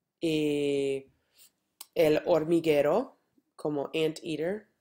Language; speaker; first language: Spanish; non-native, learner; English